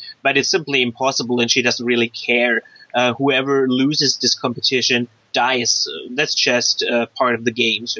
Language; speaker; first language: English; non-native, fluent; German